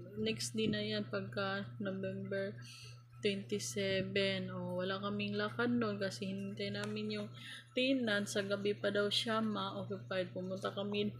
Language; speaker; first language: Filipino; non-native, local second language; Cebuano